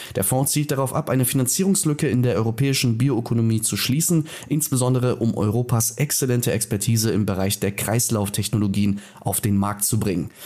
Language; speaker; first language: German; native; German